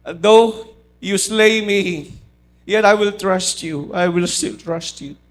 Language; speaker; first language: English; non-native, local second language; Filipino